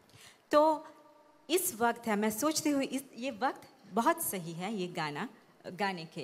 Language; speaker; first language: Hindi; non-native, fluent; Sinhala